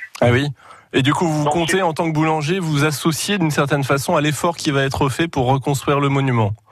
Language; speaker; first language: French; native; French